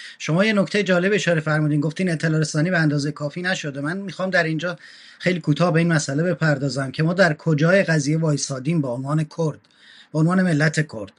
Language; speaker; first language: Persian; non-native, local second language; Kurdish